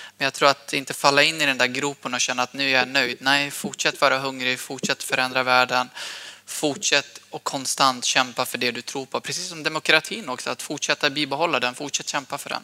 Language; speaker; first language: Swedish; early bilingual, other home language; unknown